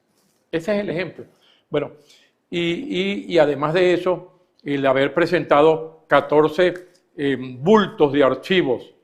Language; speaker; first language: Spanish; native; Spanish